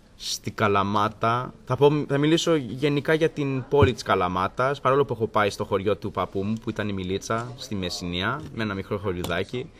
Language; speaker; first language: Greek; early bilingual, heritage; Greek